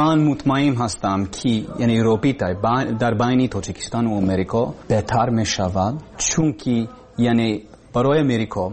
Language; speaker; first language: Persian; non-native, learner; English